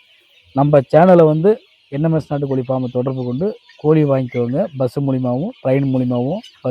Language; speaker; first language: Tamil; native; Tamil